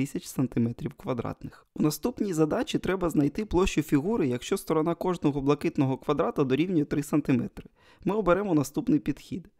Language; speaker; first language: Ukrainian; non-native, local second language; Russian